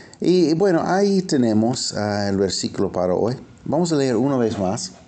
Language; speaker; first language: Spanish; non-native, fluent; English